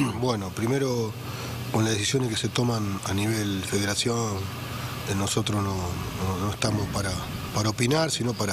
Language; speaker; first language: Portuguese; non-native, learner; Spanish